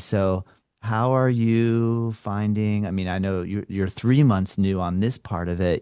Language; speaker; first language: English; native; English